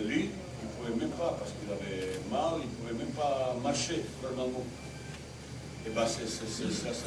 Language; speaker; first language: French; non-native, learner; Bosnian